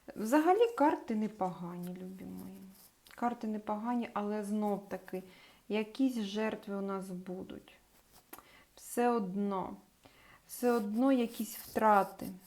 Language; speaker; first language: Ukrainian; non-native, local second language; Russian